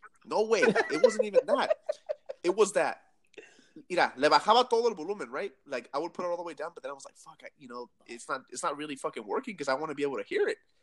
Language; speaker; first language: English; early bilingual, other home language; Spanish